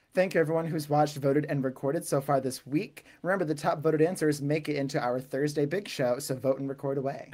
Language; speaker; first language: English; native; English